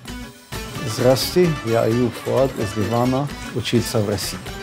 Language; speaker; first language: Russian; non-native, fluent; Arabic